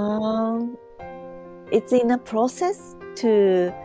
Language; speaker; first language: English; non-native, learner; Japanese